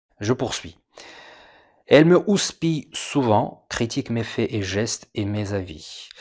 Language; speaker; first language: French; non-native, fluent; Russian